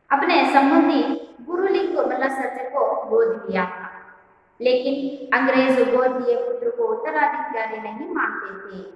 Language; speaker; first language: Hindi; non-native, local second language; Kannada